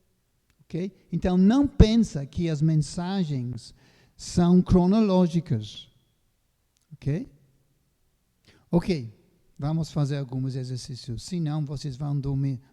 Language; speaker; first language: Portuguese; non-native, fluent; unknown